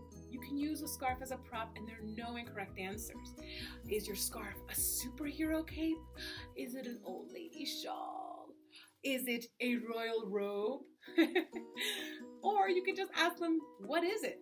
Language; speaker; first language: English; native; English